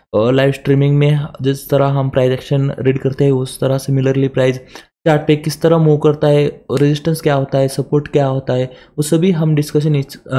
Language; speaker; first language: Hindi; non-native, local second language; Marathi